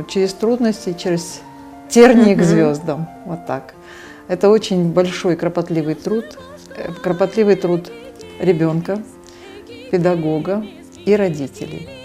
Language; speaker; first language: Russian; native; Russian